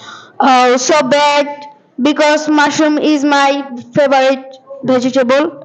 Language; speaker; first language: English; non-native, learner; Bangla